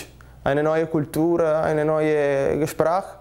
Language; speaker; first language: German; non-native, learner; Italian